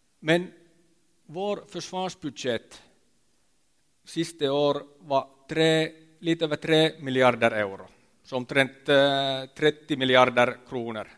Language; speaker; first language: Swedish; non-native, local second language; Finnish